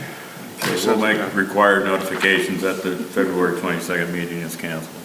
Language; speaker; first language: English; native; English